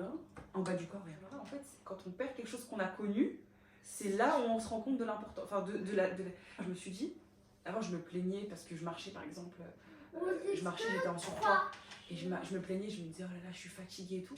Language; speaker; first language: French; native; French